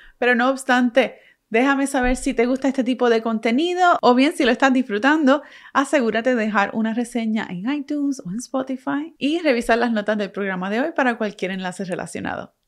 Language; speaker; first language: Spanish; native; Spanish